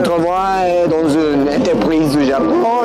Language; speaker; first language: French; non-native, learner; Spanish